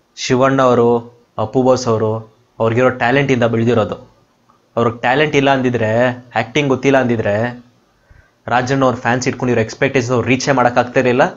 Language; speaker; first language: Kannada; non-native, local second language; Telugu